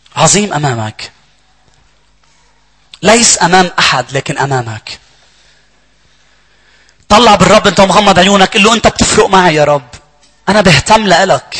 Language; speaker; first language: Arabic; native; Arabic